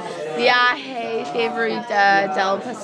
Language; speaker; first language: Spanish; non-native, learner; English